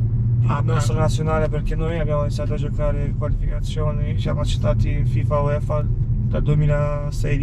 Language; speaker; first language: Italian; non-native, fluent; Albanian